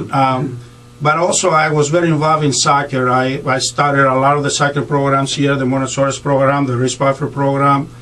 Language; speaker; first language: English; non-native, fluent; Greek